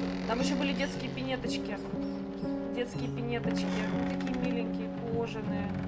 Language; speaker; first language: Russian; native; Russian